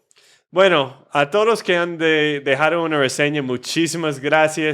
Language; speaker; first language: Spanish; non-native, fluent; English